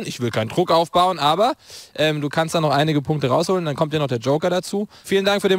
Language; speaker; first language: German; native; German